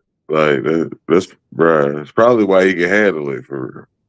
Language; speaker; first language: English; native; English